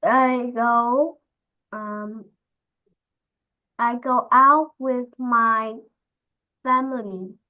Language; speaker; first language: English; non-native, learner; Vietnamese